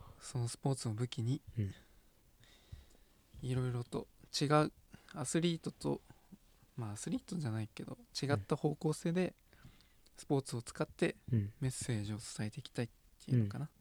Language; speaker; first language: Japanese; native; Japanese